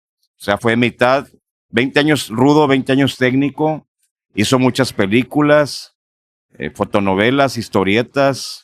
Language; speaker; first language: Spanish; native; Spanish